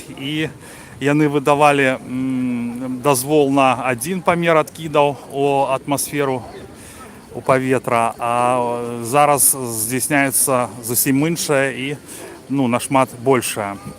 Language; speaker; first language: Belarusian; non-native, local second language; Russian